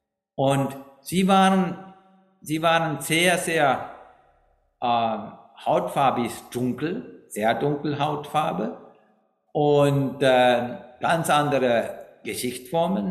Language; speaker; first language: German; non-native, fluent; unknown